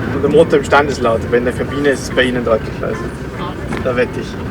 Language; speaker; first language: German; native; German